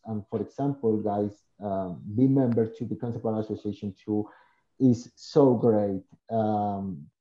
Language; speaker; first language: English; non-native, learner; Spanish